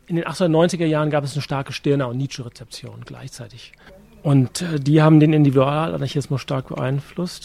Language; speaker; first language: German; native; German